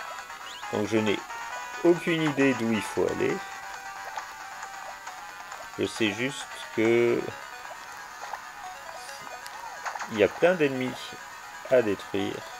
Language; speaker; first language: French; native; French